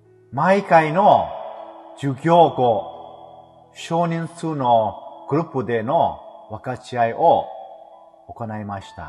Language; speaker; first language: Japanese; non-native, fluent; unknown